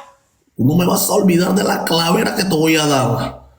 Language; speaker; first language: Spanish; native; Spanish